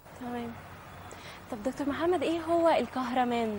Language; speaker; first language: Arabic; native; Arabic